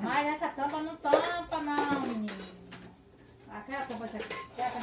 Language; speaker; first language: Portuguese; native; Portuguese